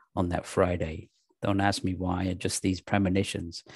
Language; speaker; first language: English; native; English